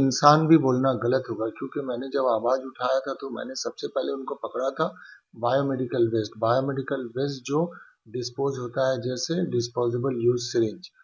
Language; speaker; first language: Hindi; non-native, local second language; Bangla